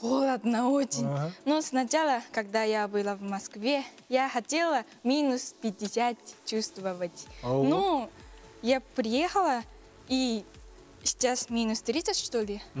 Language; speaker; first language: Russian; non-native, learner; Japanese